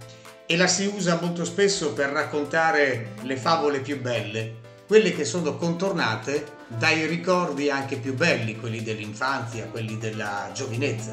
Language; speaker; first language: Italian; native; Italian